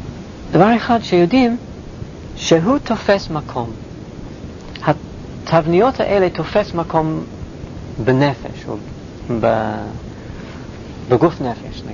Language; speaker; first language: Hebrew; non-native, fluent; English